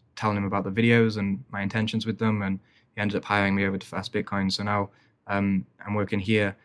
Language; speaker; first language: English; native; English